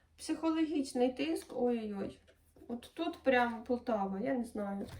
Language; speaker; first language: Ukrainian; non-native, local second language; Russian